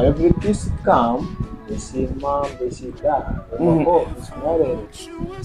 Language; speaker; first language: English; non-native, learner; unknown